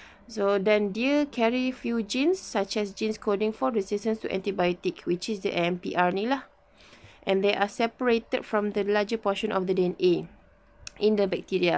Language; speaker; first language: English; non-native, local second language; Malay